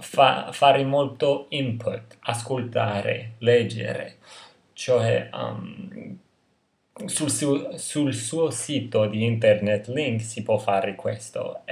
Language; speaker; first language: Italian; non-native, fluent; English